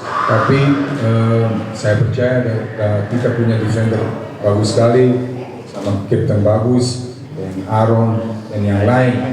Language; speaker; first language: Indonesian; non-native, fluent; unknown